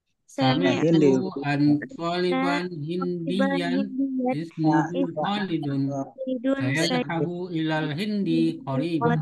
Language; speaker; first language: Arabic; non-native, learner; Indonesian